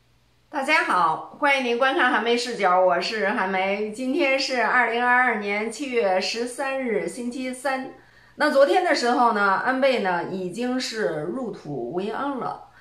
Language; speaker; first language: Chinese; native; Chinese